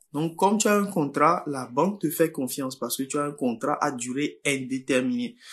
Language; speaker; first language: French; non-native, local second language; Fon